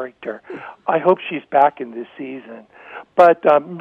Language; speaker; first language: English; native; English